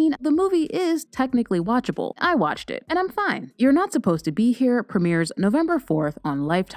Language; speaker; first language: English; native; English